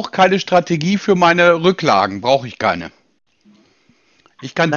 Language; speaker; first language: German; native; German